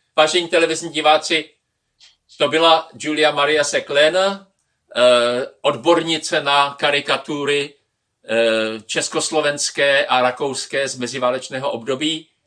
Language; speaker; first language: Czech; native; Czech